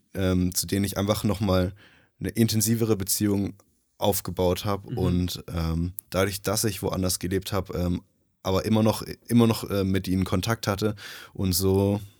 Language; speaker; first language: German; early bilingual, other home language; Nepali